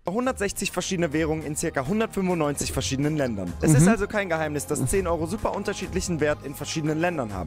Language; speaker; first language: German; native; German